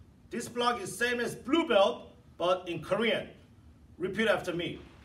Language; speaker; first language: English; non-native, fluent; Korean